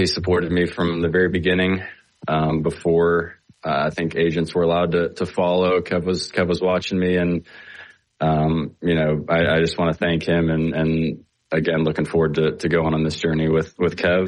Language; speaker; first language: English; native; English